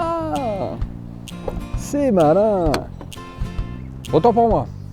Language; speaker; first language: French; native; French